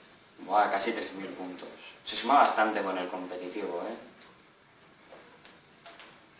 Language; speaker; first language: Spanish; native; Spanish